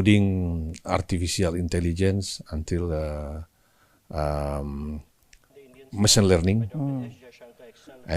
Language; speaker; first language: English; non-native, learner; Indonesian